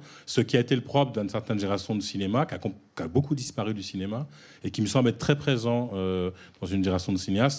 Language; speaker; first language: French; native; French